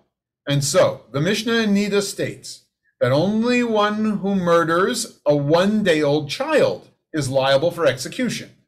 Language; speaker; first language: English; native; English